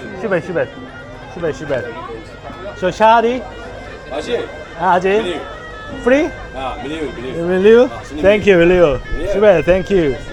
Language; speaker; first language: English; non-native, learner; Korean